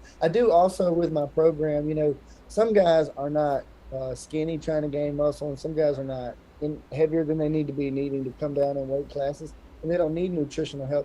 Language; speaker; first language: English; native; English